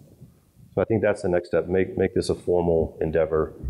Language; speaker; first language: English; native; English